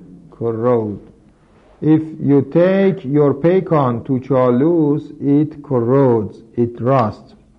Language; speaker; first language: English; non-native, fluent; Persian